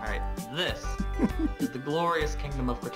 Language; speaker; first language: English; native; English